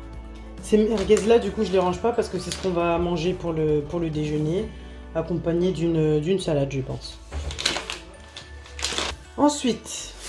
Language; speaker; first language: French; native; French